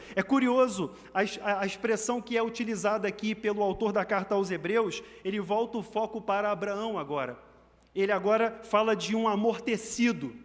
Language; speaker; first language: Portuguese; native; Portuguese